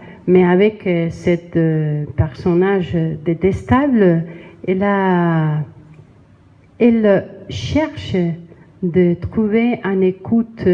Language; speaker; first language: French; non-native, learner; Spanish